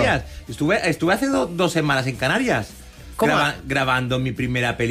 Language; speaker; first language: Spanish; native; Spanish